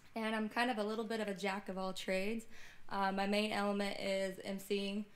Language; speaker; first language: English; native; English